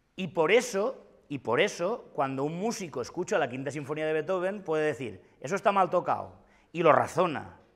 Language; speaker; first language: Spanish; non-native, local second language; Catalan